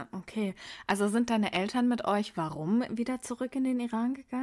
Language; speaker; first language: German; early bilingual, other home language; Persian